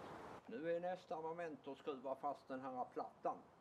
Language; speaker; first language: Swedish; native; Swedish